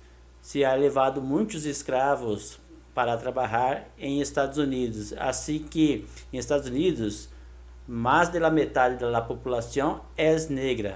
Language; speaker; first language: Portuguese; non-native, learner; Spanish